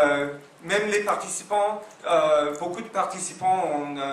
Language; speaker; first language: French; non-native, fluent; English